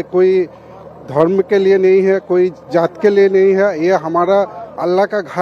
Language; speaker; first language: Hindi; non-native, local second language; Bangla